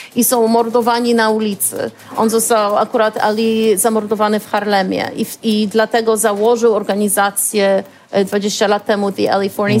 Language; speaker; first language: Polish; early bilingual, heritage; Polish